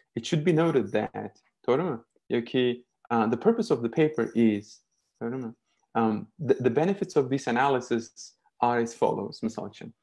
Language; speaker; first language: English; non-native, fluent; Uzbek